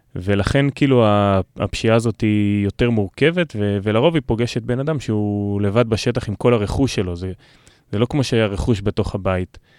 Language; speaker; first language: Hebrew; native; Hebrew